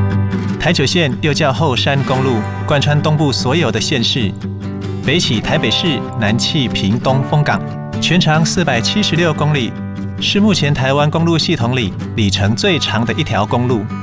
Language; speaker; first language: Chinese; native; Chinese